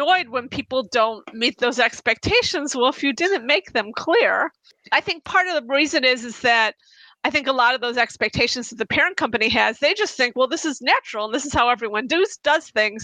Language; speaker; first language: English; native; English